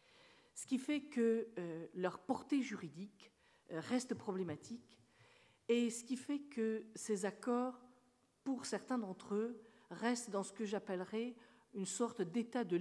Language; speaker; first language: French; native; French